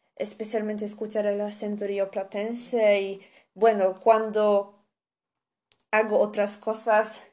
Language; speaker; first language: Spanish; non-native, fluent; Polish